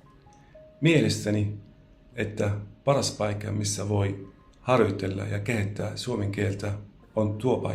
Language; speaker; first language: Finnish; non-native, fluent; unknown